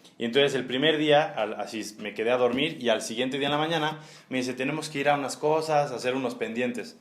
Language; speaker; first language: Spanish; native; Spanish